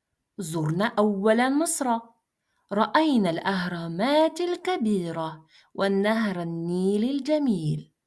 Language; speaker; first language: Arabic; non-native, fluent; Russian